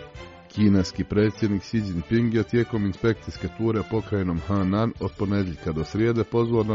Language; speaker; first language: Serbian; native; Serbian